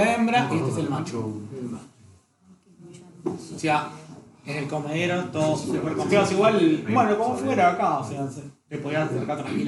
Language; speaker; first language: Spanish; native; Spanish